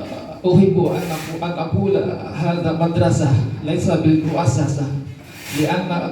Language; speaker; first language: Arabic; non-native, fluent; Indonesian